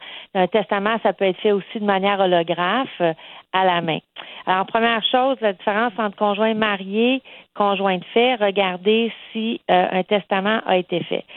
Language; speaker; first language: French; native; French